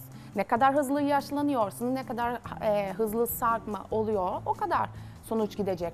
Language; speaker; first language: Turkish; non-native, learner; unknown